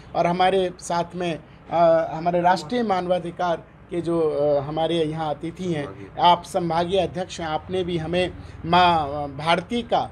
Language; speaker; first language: Hindi; native; Hindi